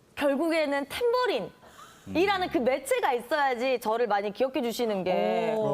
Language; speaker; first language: Korean; native; Korean